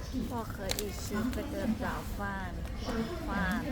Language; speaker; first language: Chinese; non-native, learner; Mongolian